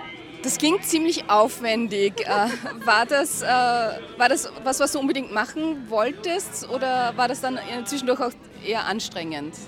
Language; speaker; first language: German; native; German